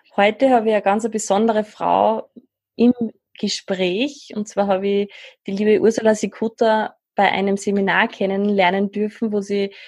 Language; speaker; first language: German; native; German